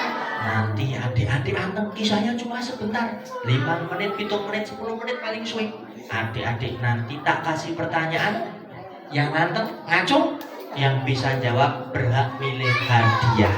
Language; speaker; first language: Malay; non-native, local second language; Javanese